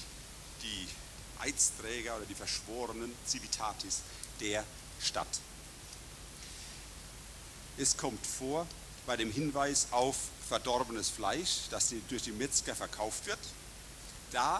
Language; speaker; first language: German; native; German